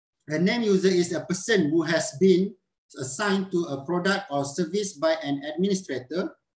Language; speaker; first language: English; non-native, local second language; Malay